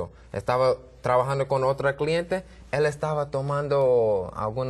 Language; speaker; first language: Spanish; non-native, learner; English